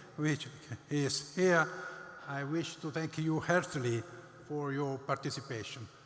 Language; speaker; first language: English; non-native, fluent; Italian